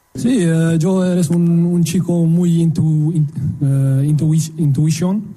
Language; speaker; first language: Spanish; non-native, learner; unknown